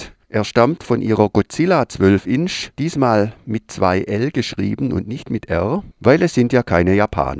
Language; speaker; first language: German; native; German